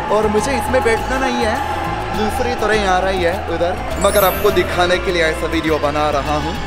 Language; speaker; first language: Hindi; non-native, fluent; Japanese